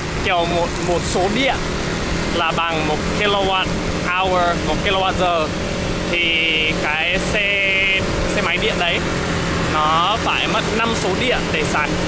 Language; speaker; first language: Vietnamese; non-native, fluent; English